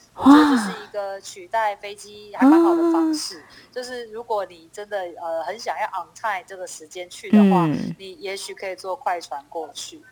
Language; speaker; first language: Chinese; native; Chinese